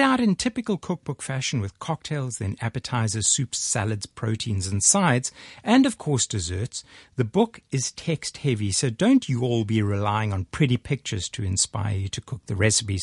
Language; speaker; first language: English; native; English